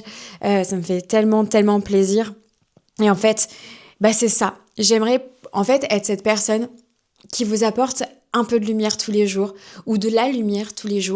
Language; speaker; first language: French; native; French